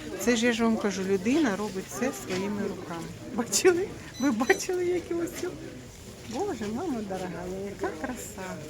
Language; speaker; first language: Ukrainian; native; Ukrainian